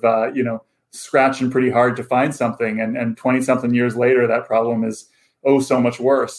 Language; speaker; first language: English; native; English